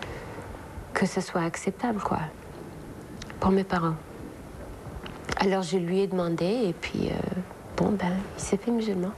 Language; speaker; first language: French; non-native, local second language; Arabic